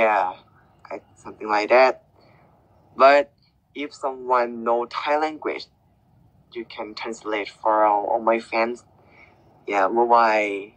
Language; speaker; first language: English; non-native, learner; Thai